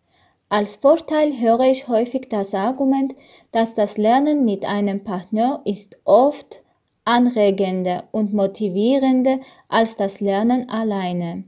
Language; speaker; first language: German; non-native, learner; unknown